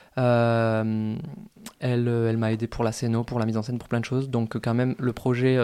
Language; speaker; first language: French; native; French